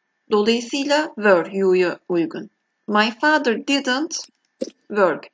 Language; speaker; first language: English; non-native, fluent; Turkish